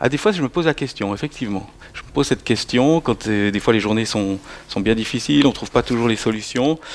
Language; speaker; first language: French; native; French